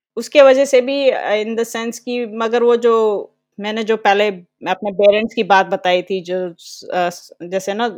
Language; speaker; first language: Hindi; native; Hindi